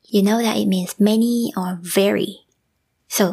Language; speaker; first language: English; non-native, fluent; Thai